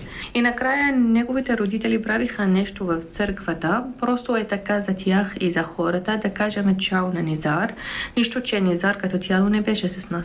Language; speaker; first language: Bulgarian; non-native, fluent; Arabic